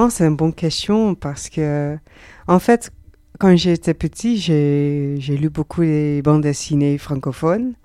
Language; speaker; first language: French; non-native, learner; Dutch